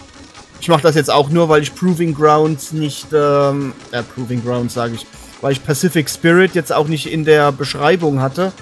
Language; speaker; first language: German; native; German